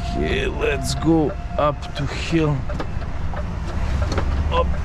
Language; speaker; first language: English; non-native, fluent; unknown